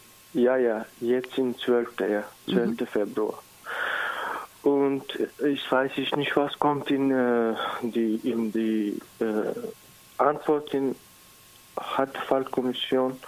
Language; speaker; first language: German; non-native, learner; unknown